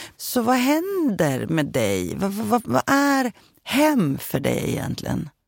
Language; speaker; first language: Swedish; early bilingual, other home language; Greek